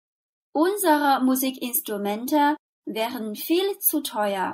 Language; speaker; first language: German; non-native, fluent; Chinese